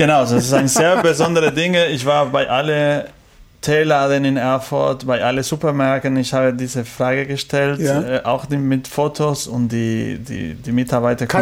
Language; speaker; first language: German; non-native, learner; Spanish